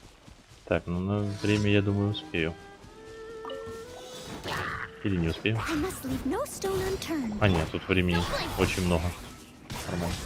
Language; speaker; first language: Russian; native; Russian